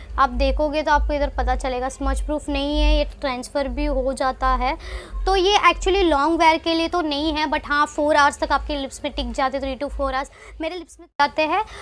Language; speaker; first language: Hindi; non-native, local second language; Tamil